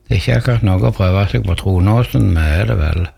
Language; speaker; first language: Norwegian; native; Norwegian